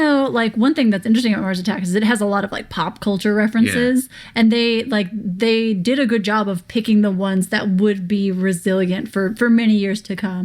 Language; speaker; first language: English; native; English